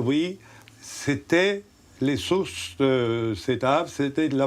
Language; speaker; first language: French; non-native, learner; Turkish